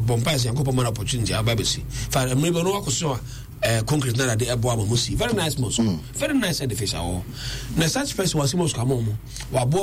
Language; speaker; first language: English; non-native, local second language; Akan